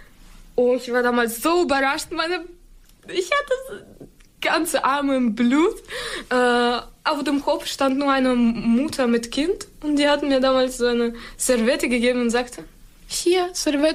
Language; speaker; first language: German; non-native, learner; Ukrainian